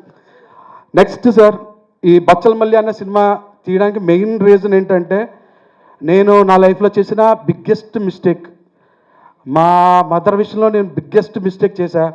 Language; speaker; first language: Telugu; native; Telugu